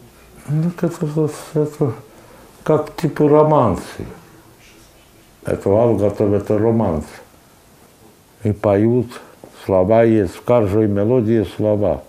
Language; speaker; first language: Russian; non-native, local second language; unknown